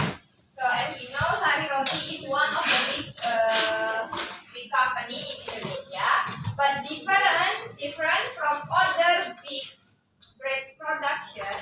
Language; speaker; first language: English; non-native, learner; Indonesian